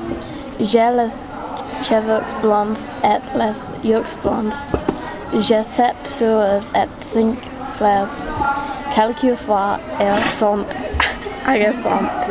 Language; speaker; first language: French; non-native, learner; English